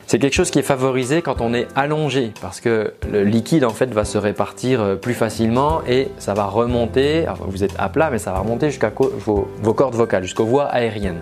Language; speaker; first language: French; native; French